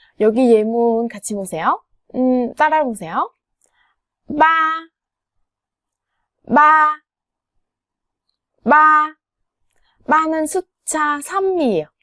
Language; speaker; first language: Korean; non-native, fluent; Vietnamese